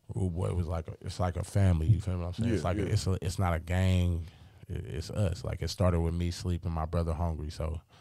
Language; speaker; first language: English; native; English